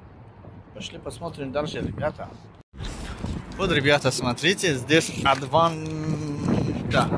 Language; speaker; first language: Russian; non-native, learner; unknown